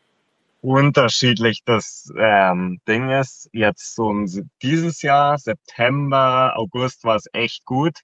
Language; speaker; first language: German; native; German